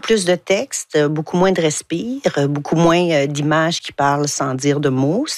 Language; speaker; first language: French; native; French